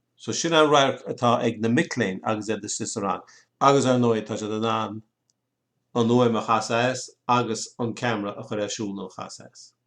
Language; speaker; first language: Irish; native; Irish